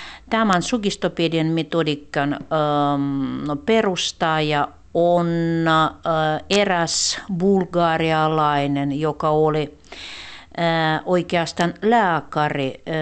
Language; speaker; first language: Finnish; non-native, fluent; Russian